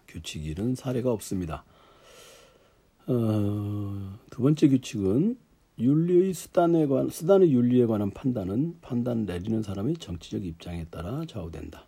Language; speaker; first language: Korean; native; Korean